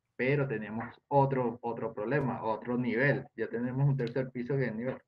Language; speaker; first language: Spanish; native; Spanish